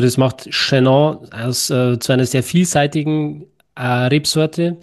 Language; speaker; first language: German; native; German